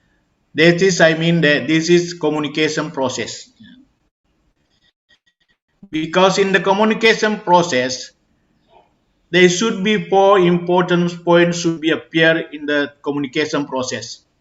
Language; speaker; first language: English; non-native, fluent; Indonesian